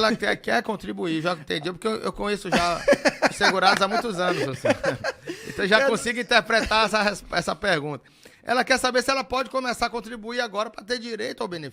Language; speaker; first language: Portuguese; native; Portuguese